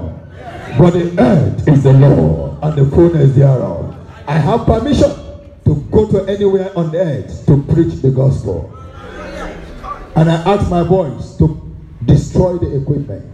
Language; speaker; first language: English; non-native, local second language; Hausa